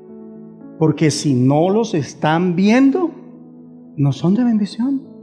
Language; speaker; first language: Spanish; native; Spanish